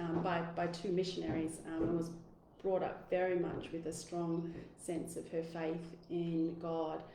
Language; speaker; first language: English; native; English